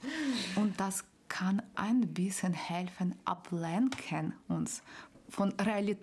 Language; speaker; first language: German; non-native, learner; Ukrainian